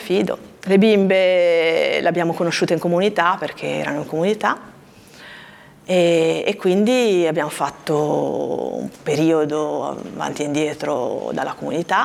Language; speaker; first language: Italian; native; Italian